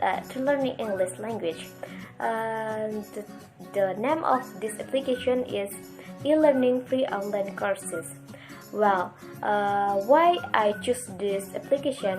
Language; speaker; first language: English; non-native, learner; Indonesian